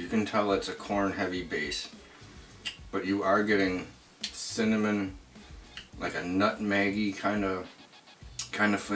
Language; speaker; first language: English; native; English